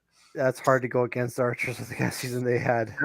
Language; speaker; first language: English; native; English